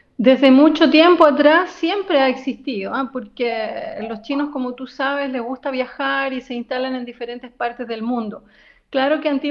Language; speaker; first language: Spanish; native; Spanish